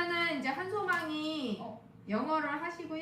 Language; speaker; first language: Korean; native; Korean